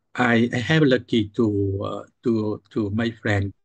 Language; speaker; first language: English; non-native, learner; Vietnamese